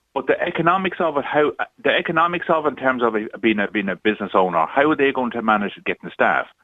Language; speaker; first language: English; native; English